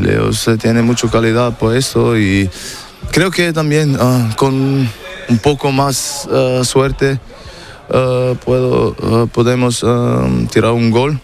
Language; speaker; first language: Spanish; non-native, learner; German